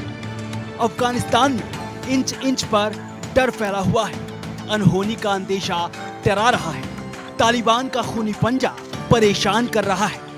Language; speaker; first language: Hindi; native; Hindi